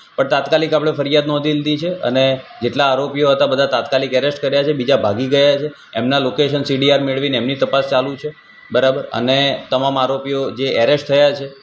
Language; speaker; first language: Gujarati; native; Gujarati